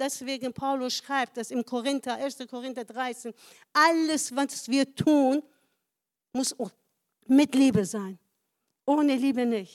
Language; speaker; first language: German; non-native, fluent; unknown